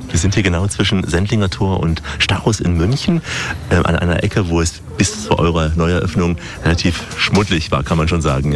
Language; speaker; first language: German; native; German